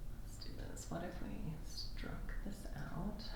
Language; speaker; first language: English; native; English